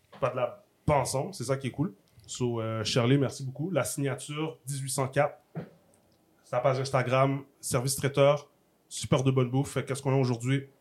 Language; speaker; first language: French; native; French